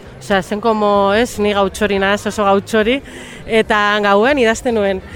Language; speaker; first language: Basque; non-native, local second language; Spanish